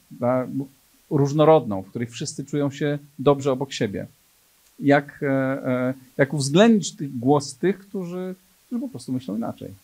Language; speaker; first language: Polish; native; Polish